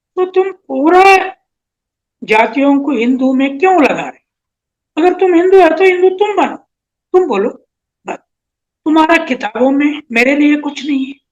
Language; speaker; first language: Hindi; non-native, local second language; Telugu